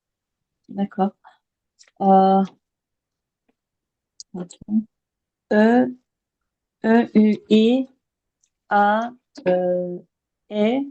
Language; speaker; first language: French; non-native, learner; Azerbaijani